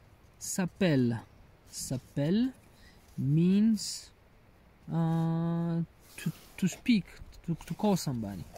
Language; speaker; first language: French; non-native, learner; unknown